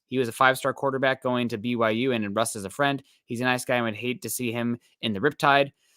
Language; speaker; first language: English; native; English